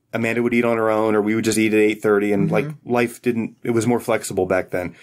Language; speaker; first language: English; native; English